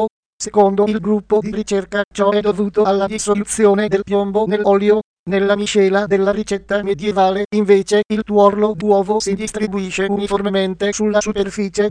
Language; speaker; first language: Italian; native; Italian